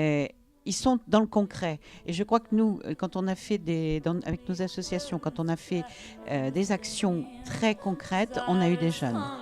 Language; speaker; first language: French; native; French